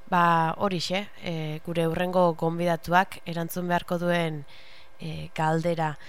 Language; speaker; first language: Basque; native; Basque